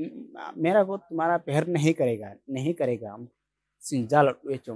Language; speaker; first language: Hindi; non-native, learner; Oromo